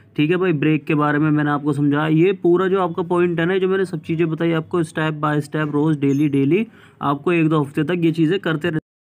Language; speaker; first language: Hindi; native; Hindi